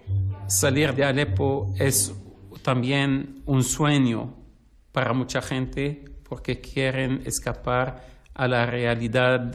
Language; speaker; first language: Spanish; non-native, fluent; Arabic